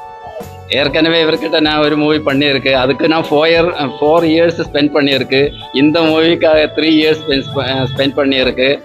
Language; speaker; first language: Tamil; non-native, learner; Malayalam